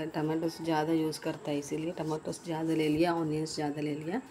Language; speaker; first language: Hindi; non-native, local second language; Telugu